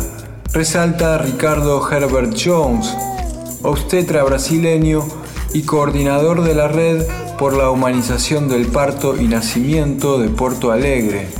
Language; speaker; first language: Spanish; native; Spanish